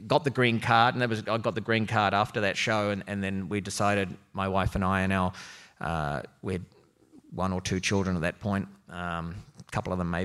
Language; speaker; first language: English; native; English